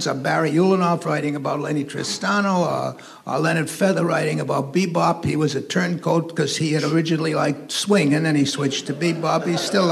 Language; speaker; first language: English; native; English